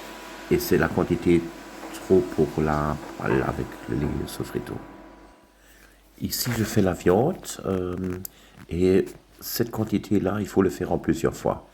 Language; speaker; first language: French; non-native, local second language; German